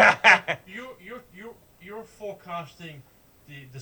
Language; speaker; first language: English; native; English